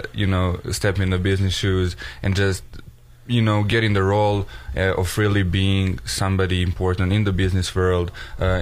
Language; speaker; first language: English; non-native, fluent; Serbian